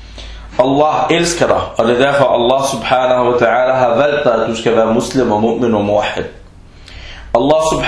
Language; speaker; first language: Danish; early bilingual, other home language; Arabic